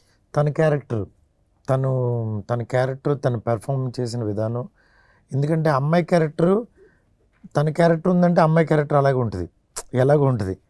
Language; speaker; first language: Telugu; native; Telugu